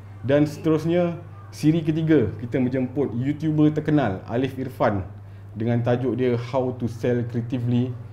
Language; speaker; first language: Malay; native; Malay